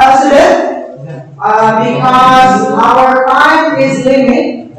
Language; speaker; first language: English; non-native, learner; Indonesian